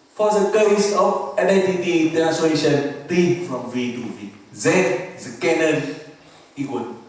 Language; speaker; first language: English; non-native, fluent; Vietnamese